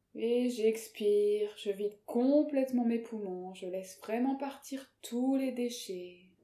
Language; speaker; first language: French; native; French